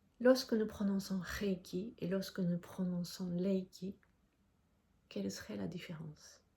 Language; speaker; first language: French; non-native, fluent; Japanese